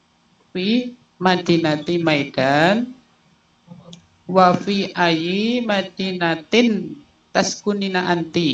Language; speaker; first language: Arabic; non-native, learner; Indonesian